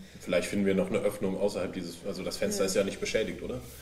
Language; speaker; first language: German; native; German